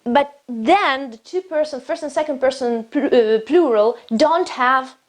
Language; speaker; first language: English; non-native, fluent; Italian